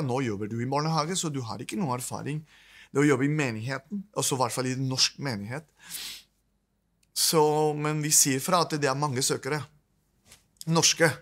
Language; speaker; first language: Norwegian; non-native, fluent; Spanish